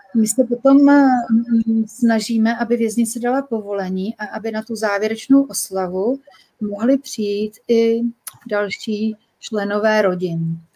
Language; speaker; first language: Czech; native; Czech